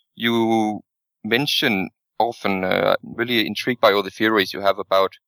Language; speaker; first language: English; non-native, fluent; Danish